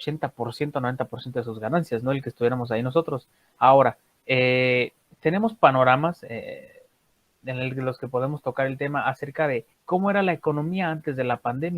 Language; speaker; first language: Spanish; native; Spanish